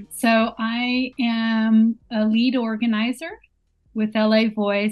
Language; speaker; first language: English; native; English